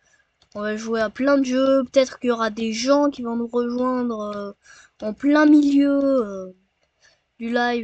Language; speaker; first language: French; native; French